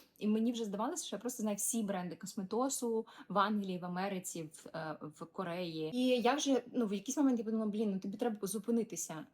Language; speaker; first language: Ukrainian; non-native, local second language; Russian